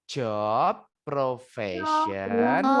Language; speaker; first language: English; non-native, local second language; Indonesian